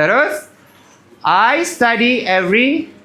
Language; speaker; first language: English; non-native, learner; Indonesian